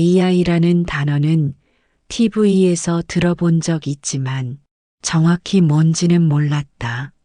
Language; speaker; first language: Korean; native; Korean